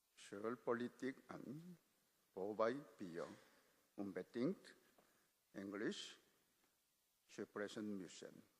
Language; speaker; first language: German; non-native, learner; Korean